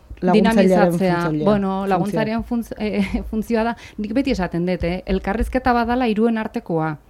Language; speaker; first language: Basque; native; Basque